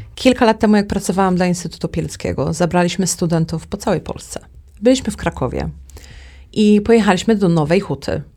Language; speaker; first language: Polish; early bilingual, heritage; Polish